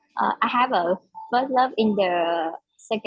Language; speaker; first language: English; non-native, learner; Vietnamese